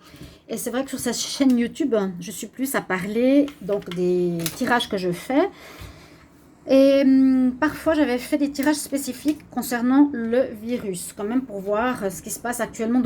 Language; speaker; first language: French; native; French